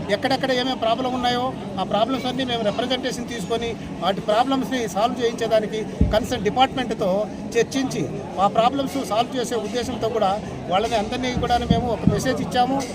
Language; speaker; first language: Telugu; non-native, local second language; Lambadi